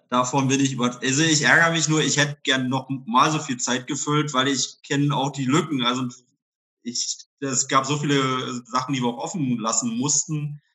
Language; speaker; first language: German; native; German